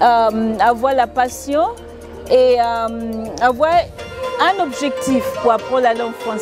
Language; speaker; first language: French; non-native, fluent; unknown